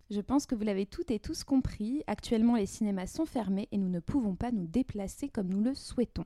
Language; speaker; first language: French; native; French